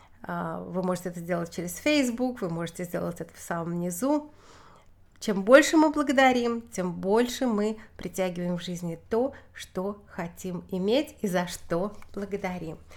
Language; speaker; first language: Russian; native; Russian